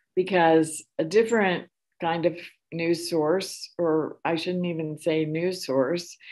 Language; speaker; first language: English; native; English